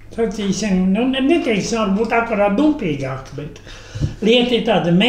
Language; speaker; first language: Latvian; native; Latvian